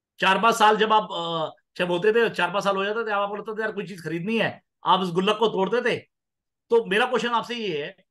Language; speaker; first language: Hindi; non-native, local second language; Punjabi